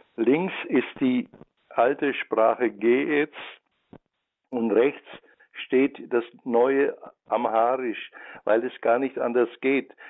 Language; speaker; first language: German; native; German